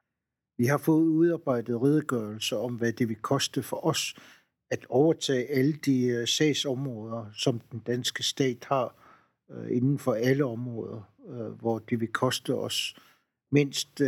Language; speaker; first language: Danish; non-native, local second language; Kalaallisut